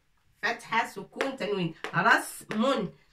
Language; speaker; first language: Arabic; non-native, fluent; French